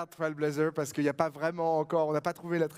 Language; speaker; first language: French; native; French